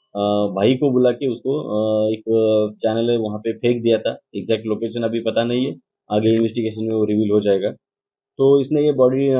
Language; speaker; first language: Hindi; non-native, local second language; Marathi